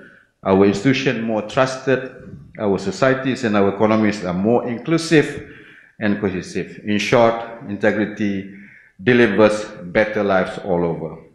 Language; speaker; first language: English; non-native, local second language; Malay